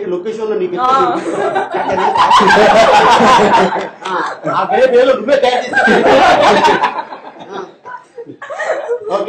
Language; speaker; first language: Telugu; native; Telugu